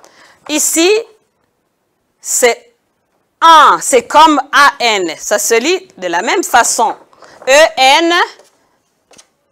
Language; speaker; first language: French; non-native, local second language; Kinyarwanda